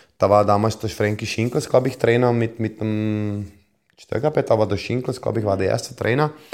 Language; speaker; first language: German; non-native, fluent; Croatian